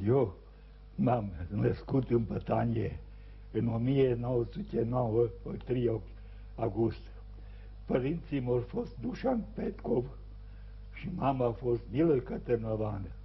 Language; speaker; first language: Romanian; non-native, local second language; Serbian